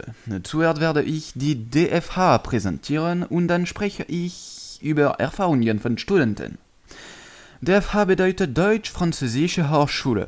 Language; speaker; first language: German; non-native, learner; French